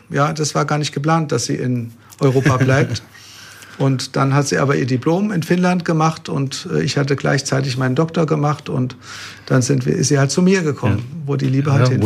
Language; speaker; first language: German; native; German